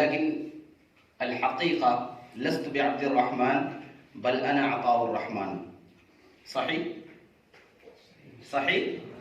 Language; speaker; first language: Arabic; non-native, fluent; Urdu